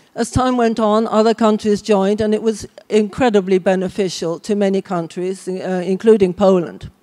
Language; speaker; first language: English; native; English